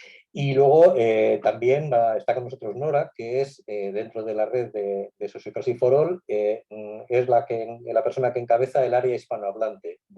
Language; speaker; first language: Spanish; native; Spanish